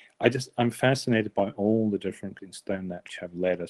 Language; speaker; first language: English; native; English